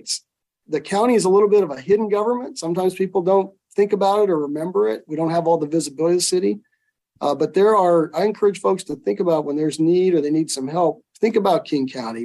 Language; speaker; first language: English; native; English